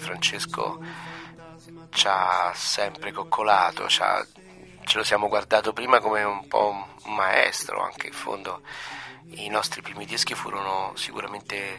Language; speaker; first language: Italian; native; Italian